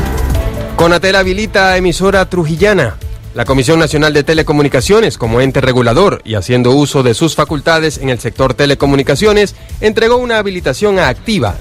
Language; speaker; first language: Spanish; native; Spanish